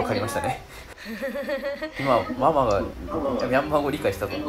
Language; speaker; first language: Japanese; native; Japanese